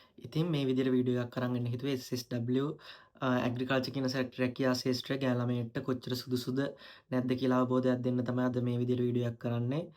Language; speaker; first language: Sinhala; native; Sinhala